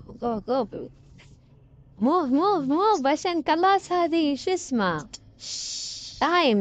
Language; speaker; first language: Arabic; non-native, learner; Filipino